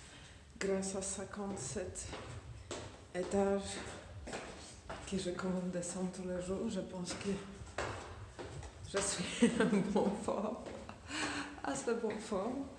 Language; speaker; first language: French; non-native, fluent; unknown